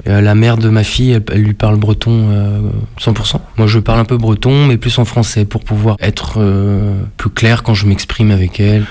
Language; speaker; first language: French; native; French